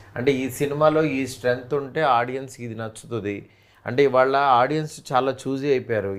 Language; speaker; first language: Telugu; native; Telugu